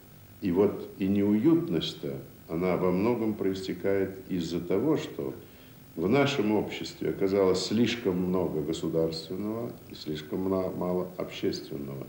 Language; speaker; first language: Russian; native; Russian